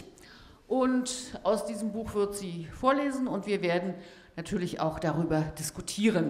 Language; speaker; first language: German; native; German